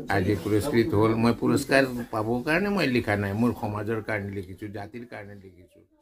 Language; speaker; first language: Assamese; non-native, local second language; Nepali